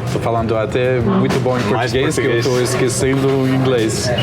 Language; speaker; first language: Portuguese; non-native, learner; English